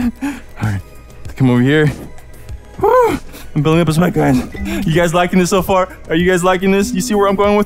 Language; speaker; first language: English; native; English